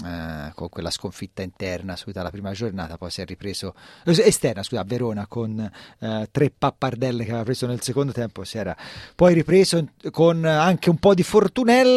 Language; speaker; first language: Italian; native; Italian